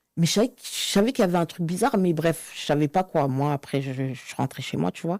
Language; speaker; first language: French; native; French